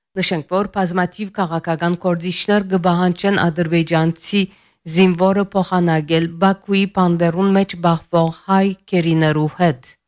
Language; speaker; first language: Armenian; early bilingual, heritage; Armenian